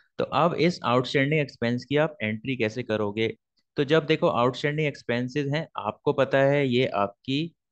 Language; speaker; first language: Hindi; native; Hindi